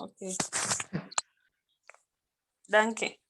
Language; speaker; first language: German; non-native, learner; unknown